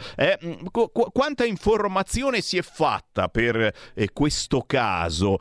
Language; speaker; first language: Italian; native; Italian